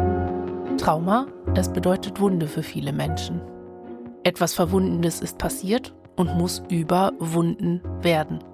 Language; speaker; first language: German; native; German